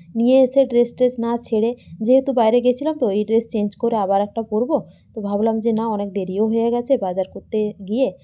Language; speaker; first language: Bangla; non-native, local second language; Santali